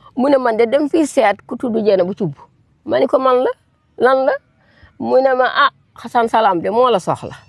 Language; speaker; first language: Wolof; non-native, local second language; Fula